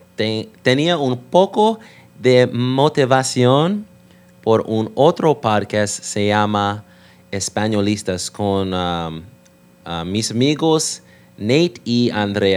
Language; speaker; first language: Spanish; non-native, learner; English